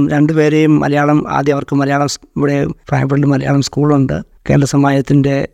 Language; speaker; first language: Malayalam; native; Malayalam